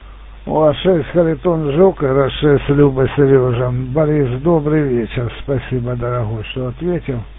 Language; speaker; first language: Russian; native; Russian